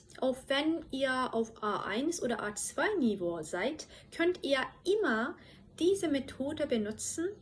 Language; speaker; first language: German; non-native, fluent; Turkish